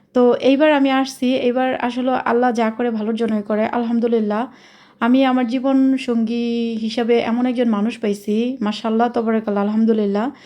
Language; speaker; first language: Bangla; native; Bangla